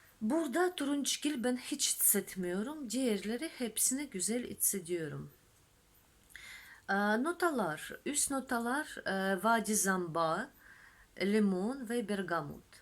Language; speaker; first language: Turkish; non-native, fluent; Russian